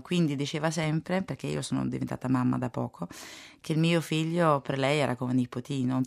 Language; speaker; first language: Italian; non-native, fluent; Swedish